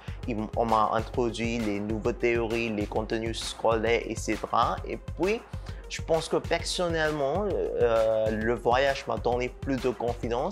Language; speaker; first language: French; non-native, fluent; Burmese